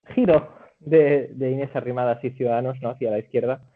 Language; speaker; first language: Spanish; early bilingual, other home language; Catalan